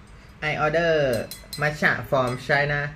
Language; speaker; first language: English; non-native, learner; Thai